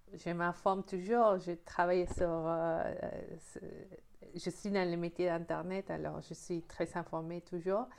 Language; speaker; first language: French; non-native, fluent; Spanish